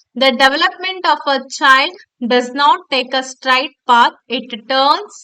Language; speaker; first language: English; non-native, local second language; Kannada